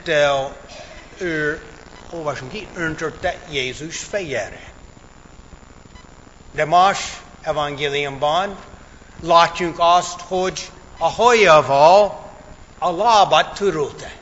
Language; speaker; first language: Hungarian; non-native, fluent; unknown